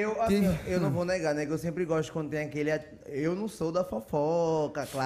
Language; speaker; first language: Portuguese; native; Portuguese